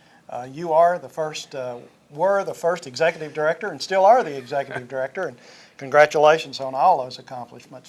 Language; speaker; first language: English; native; English